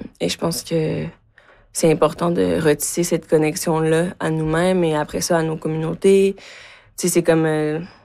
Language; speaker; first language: French; early bilingual, other home language; Spanish